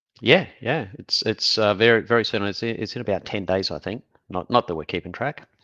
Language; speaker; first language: English; native; English